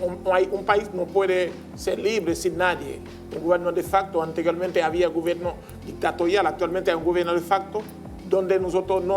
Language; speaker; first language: Spanish; non-native, learner; Haitian Creole